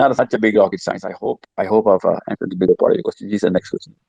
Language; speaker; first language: English; non-native, local second language; Urdu